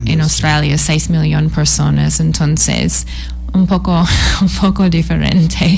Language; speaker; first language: Spanish; non-native, fluent; English